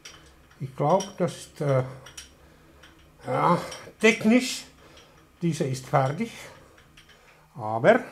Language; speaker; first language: German; non-native, learner; Finnish